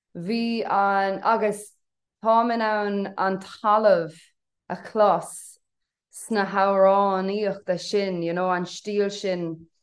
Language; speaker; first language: Irish; non-native, local second language; English